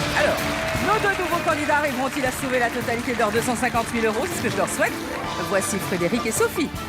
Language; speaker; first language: French; native; French